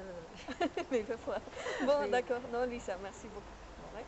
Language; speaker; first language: French; non-native, fluent; Spanish